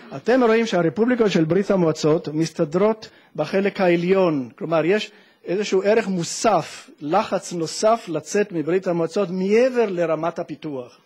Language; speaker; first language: Hebrew; non-native, fluent; Italian